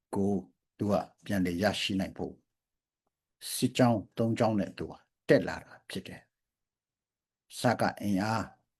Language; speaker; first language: Burmese; non-native, local second language; Hakha Chin